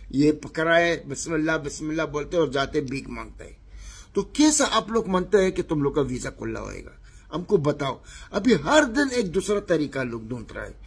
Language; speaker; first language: Hindi; non-native, learner; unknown